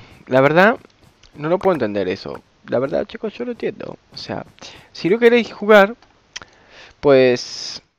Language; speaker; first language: Spanish; native; Spanish